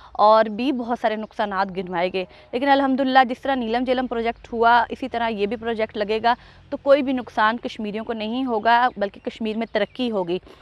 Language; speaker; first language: Urdu; non-native, local second language; Punjabi